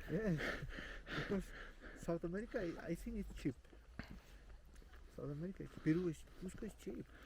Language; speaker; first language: English; non-native, learner; Spanish